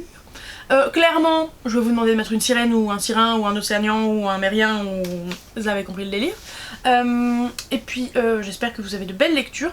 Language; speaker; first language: French; native; French